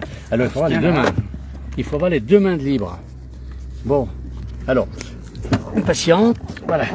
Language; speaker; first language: French; native; French